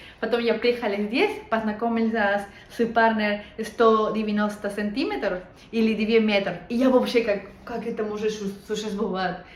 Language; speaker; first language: Russian; non-native, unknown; Spanish